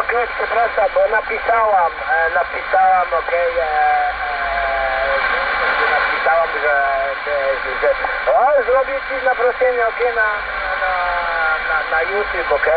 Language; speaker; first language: Polish; non-native, learner; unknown